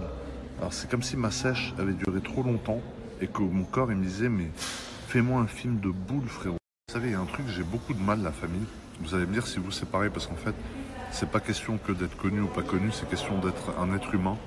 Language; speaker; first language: French; native; French